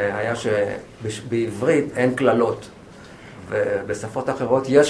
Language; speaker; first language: Hebrew; non-native, fluent; English